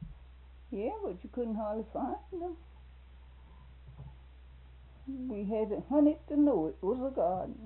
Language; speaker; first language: English; native; English